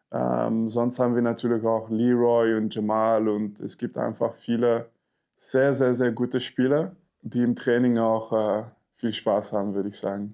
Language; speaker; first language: German; non-native, fluent; French